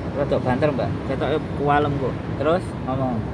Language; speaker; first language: Indonesian; non-native, local second language; Javanese